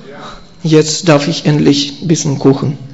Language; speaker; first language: German; non-native, learner; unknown